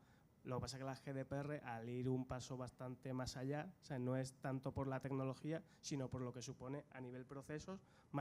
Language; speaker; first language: Spanish; native; Spanish